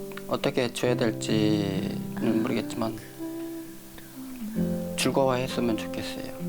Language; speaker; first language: Korean; native; Korean